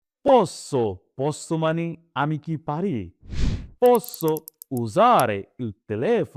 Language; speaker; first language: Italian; non-native, fluent; Bangla